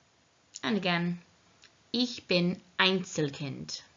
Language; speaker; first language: German; non-native, learner; English